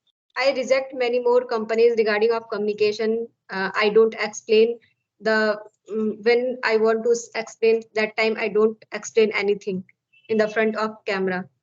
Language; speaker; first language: English; non-native, learner; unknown